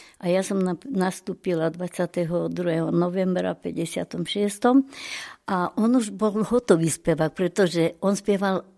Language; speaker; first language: Slovak; non-native, local second language; Rusyn